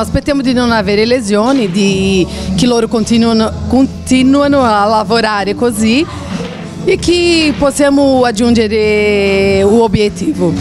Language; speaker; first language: Italian; non-native, fluent; Spanish